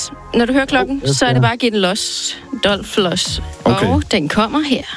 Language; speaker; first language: Danish; native; Danish